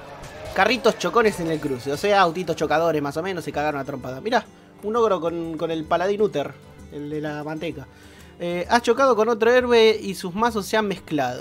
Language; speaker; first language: Spanish; native; Spanish